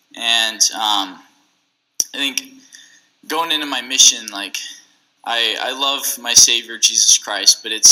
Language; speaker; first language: English; native; English